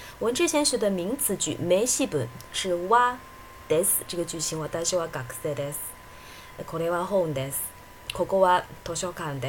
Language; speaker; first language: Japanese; non-native, fluent; Chinese